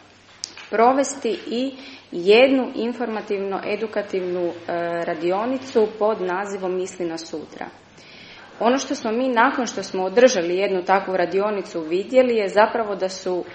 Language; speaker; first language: Croatian; native; Croatian